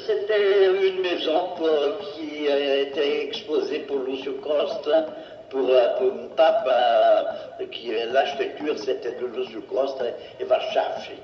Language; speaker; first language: French; non-native, fluent; Portuguese